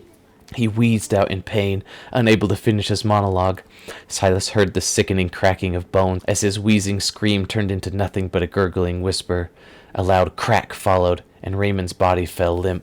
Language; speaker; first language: English; native; English